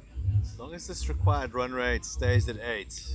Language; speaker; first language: English; native; English